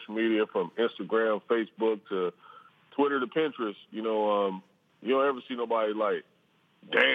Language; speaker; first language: English; native; English